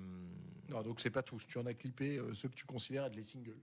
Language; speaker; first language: French; native; French